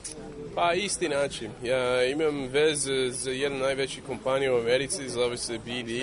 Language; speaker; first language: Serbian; early bilingual, heritage; English